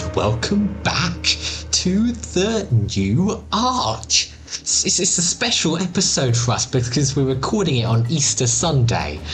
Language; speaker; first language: English; native; English